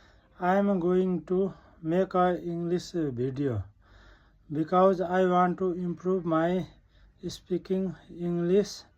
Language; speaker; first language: English; non-native, learner; Nepali